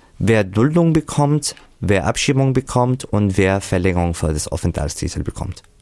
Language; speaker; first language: German; non-native, fluent; Arabic